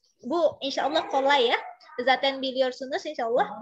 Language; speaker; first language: Turkish; non-native, learner; Indonesian